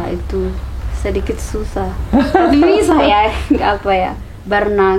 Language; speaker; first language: Indonesian; non-native, learner; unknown